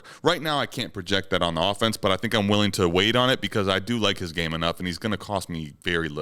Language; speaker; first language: English; native; English